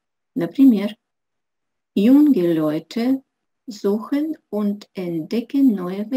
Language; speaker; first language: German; non-native, fluent; Russian